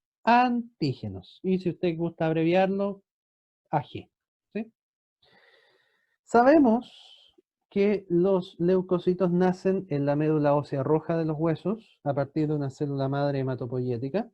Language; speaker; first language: Spanish; native; Spanish